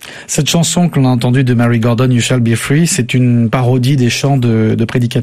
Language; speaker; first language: French; native; French